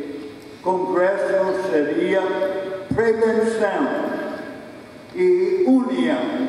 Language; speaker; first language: Portuguese; non-native, fluent; English